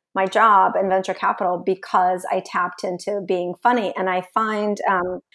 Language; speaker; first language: English; early bilingual, other home language; Russian